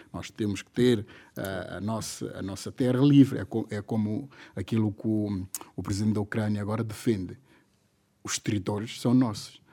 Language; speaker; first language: Portuguese; non-native, local second language; Upper Guinea Crioulo